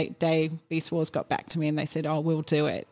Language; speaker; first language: English; native; English